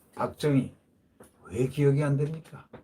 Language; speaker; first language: Korean; native; Korean